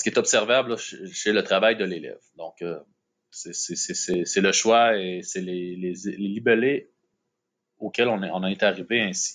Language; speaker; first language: French; native; French